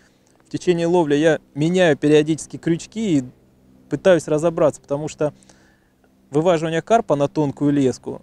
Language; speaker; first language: Russian; native; Russian